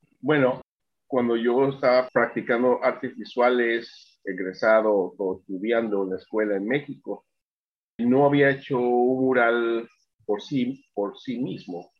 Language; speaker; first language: Spanish; native; Spanish